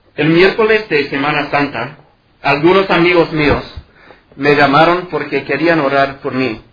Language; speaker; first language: Spanish; non-native, fluent; English